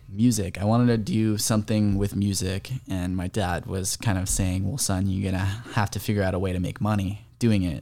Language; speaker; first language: English; early bilingual, other home language; Filipino